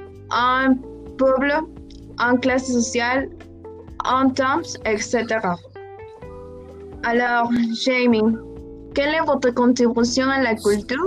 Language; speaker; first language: French; non-native, learner; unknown